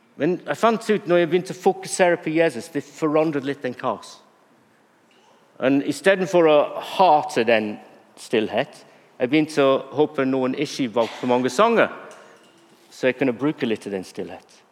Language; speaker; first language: Norwegian; non-native, fluent; English